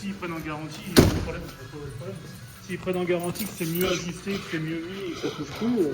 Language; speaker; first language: French; native; French